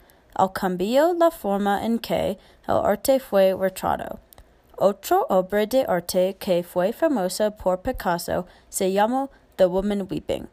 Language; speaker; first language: Spanish; non-native, learner; English